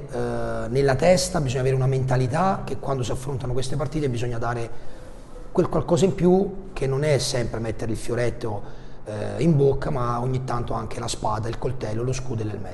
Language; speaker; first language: Italian; native; Italian